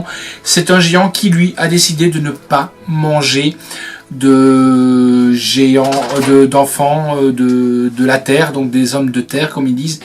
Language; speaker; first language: French; native; French